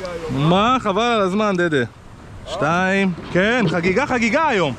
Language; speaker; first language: Hebrew; native; Hebrew